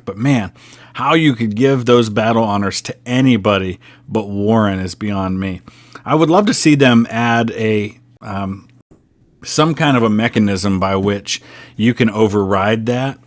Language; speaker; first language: English; native; English